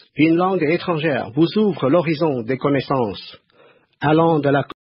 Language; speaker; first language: French; non-native, fluent; Khmer